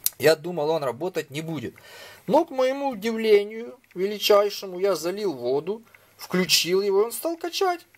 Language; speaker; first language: Russian; non-native, local second language; Ukrainian